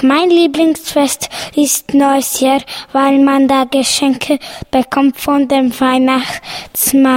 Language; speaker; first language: German; early bilingual, other home language; Bosnian